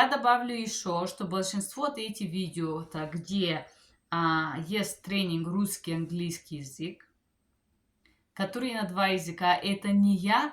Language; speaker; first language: Russian; non-native, fluent; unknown